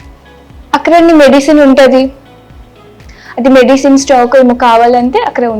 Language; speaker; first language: Telugu; non-native, learner; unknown